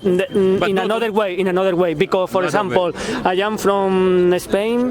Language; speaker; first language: English; non-native, learner; Spanish